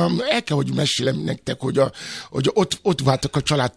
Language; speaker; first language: Hungarian; non-native, fluent; Yoruba